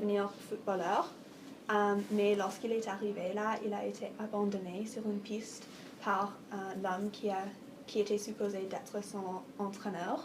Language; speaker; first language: French; non-native, fluent; English